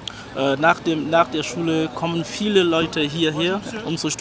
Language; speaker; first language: German; non-native, fluent; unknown